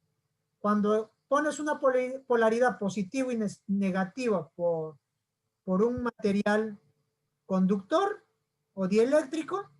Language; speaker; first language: Spanish; native; Spanish